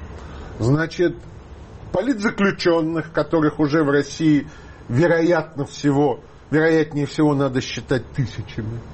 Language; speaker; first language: Russian; native; Russian